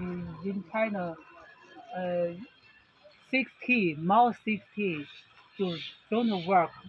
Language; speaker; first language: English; non-native, learner; Chinese